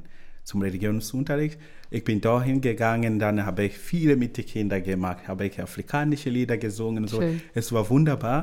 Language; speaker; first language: German; non-native, learner; Swahili